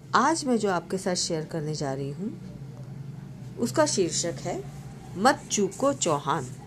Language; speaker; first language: Hindi; non-native, local second language; Marathi